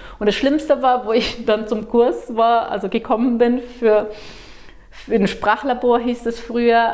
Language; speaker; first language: German; non-native, fluent; Portuguese